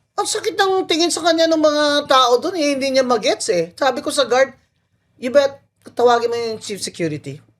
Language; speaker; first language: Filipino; non-native, local second language; Hiligaynon